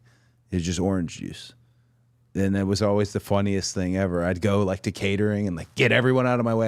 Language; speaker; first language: English; native; English